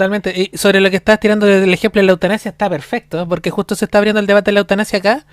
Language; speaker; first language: Spanish; native; Spanish